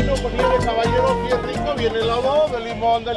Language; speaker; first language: Spanish; native; Spanish